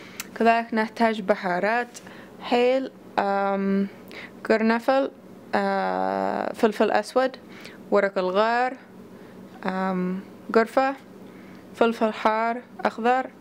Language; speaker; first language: Arabic; non-native, learner; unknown